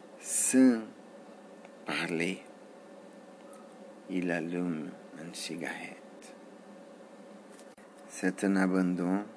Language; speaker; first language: French; non-native, learner; Portuguese